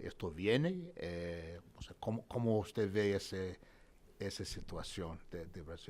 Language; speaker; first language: Spanish; non-native, fluent; English